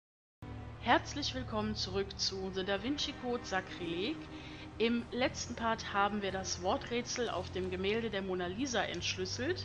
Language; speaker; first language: German; native; German